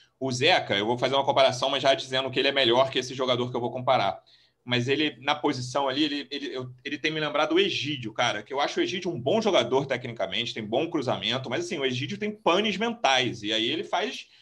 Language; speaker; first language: Portuguese; native; Portuguese